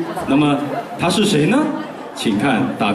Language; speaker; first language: Chinese; native; Chinese